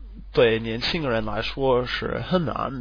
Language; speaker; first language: Chinese; non-native, learner; English